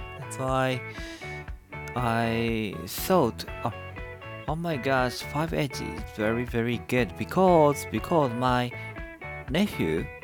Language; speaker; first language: English; non-native, learner; Japanese